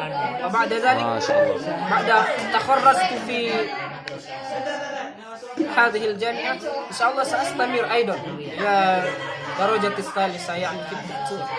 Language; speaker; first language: Arabic; non-native, learner; Indonesian